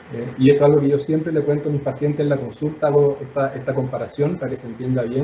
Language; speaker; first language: Spanish; native; Spanish